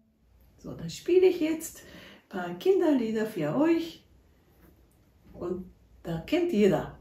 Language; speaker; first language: German; non-native, learner; Japanese